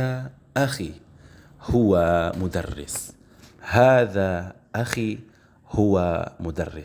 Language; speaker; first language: Arabic; non-native, fluent; Indonesian